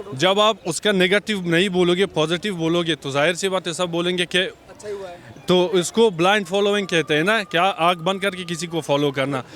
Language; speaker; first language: Hindi; non-native, fluent; Persian